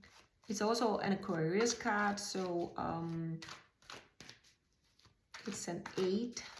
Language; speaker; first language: English; non-native, fluent; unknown